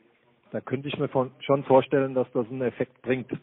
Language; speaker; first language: German; native; German